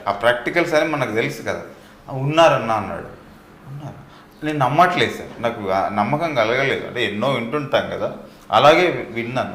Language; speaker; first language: Telugu; native; Telugu